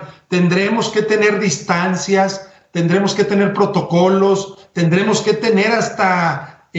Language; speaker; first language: Spanish; native; Spanish